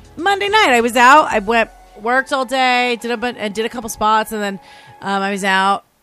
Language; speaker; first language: English; native; English